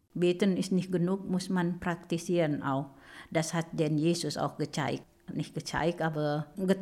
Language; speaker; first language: German; non-native, learner; Indonesian